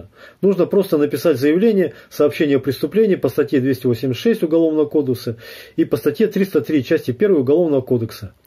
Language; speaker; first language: Russian; native; Russian